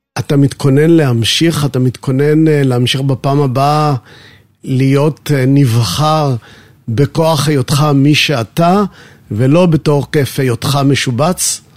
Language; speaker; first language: Hebrew; native; Hebrew